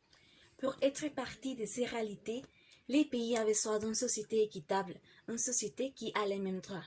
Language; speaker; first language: French; non-native, learner; Spanish